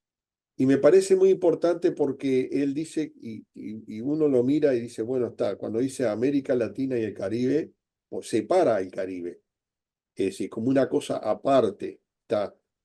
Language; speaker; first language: Spanish; native; Spanish